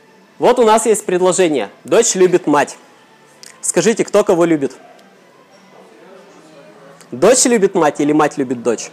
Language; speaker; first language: Russian; native; Russian